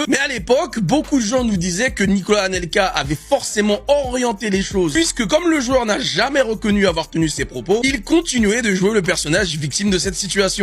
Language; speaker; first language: French; native; French